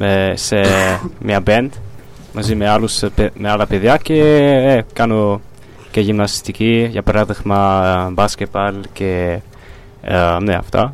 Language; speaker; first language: Greek; early bilingual, heritage; Greek